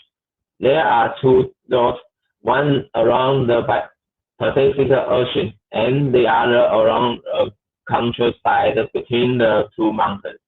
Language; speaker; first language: English; non-native, learner; Chinese